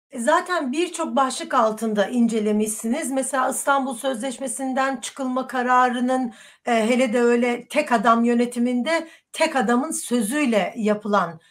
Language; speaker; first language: Turkish; native; Turkish